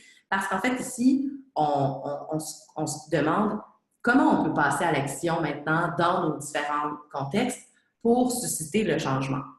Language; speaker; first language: French; native; French